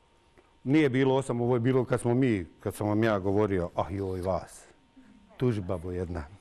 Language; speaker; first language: Bosnian; native; Bosnian